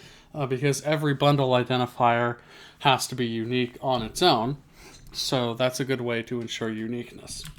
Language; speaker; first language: English; native; English